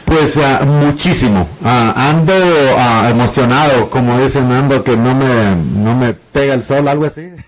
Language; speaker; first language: Spanish; native; Spanish